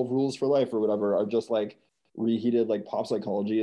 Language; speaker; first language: English; native; English